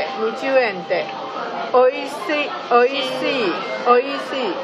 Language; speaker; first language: Japanese; non-native, learner; Chinese